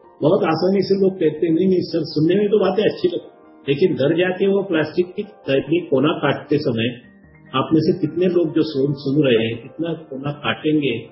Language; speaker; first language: Hindi; non-native, local second language; Marathi